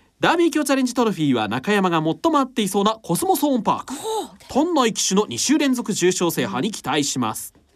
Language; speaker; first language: Japanese; native; Japanese